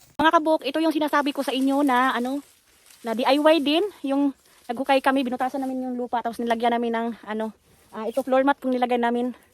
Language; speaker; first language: Filipino; non-native, local second language; Cebuano